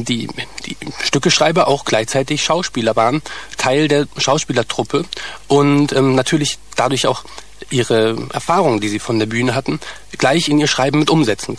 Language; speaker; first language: German; native; German